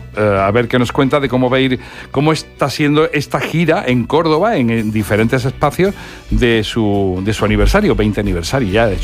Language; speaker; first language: Spanish; native; Spanish